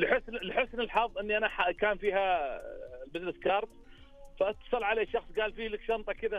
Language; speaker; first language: Arabic; native; Arabic